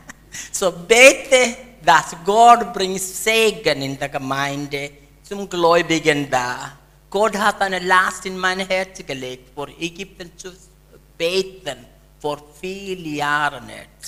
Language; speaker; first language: German; non-native, learner; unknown